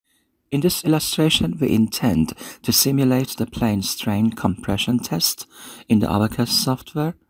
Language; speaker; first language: English; non-native, fluent; Persian